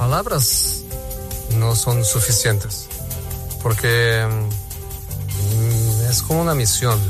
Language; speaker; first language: Spanish; non-native, fluent; Portuguese